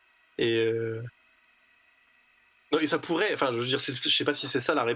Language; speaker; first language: French; native; French